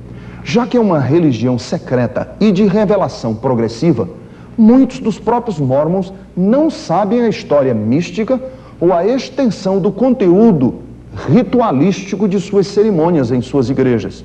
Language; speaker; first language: Portuguese; native; Portuguese